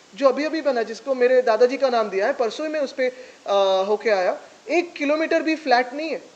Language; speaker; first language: Hindi; non-native, local second language; Marathi